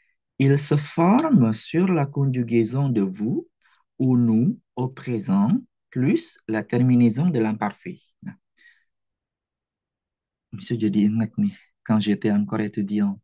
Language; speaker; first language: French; non-native, fluent; Indonesian